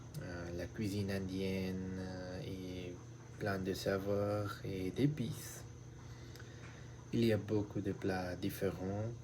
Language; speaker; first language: French; non-native, learner; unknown